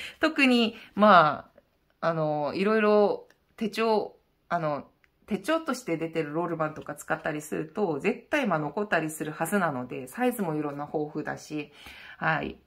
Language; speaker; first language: Japanese; non-native, fluent; Korean